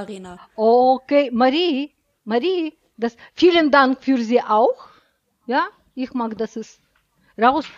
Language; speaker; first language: German; non-native, learner; Russian